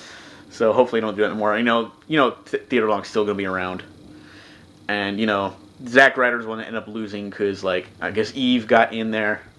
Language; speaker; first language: English; native; English